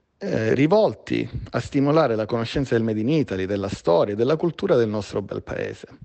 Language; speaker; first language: Italian; native; Italian